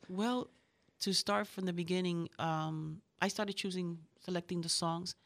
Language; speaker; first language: English; early bilingual, other home language; Spanish